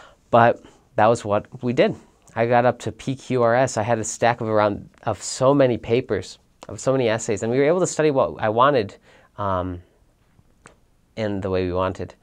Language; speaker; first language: English; native; English